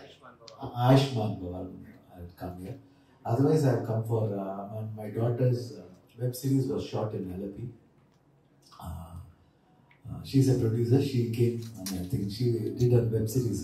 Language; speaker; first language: Tamil; non-native, learner; Kannada